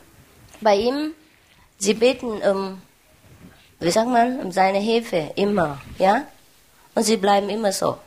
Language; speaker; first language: German; non-native, learner; Vietnamese